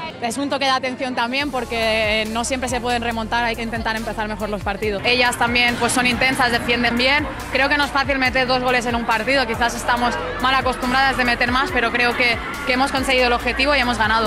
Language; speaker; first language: Spanish; native; Spanish